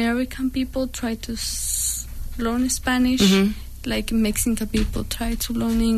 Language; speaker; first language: English; non-native, learner; Spanish